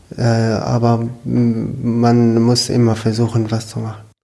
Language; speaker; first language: German; non-native, learner; Arabic